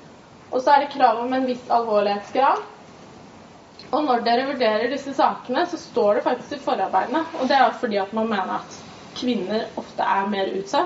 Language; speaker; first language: Norwegian; native; Norwegian